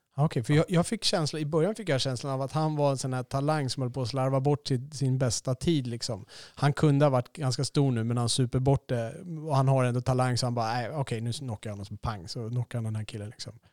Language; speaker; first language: Swedish; native; Swedish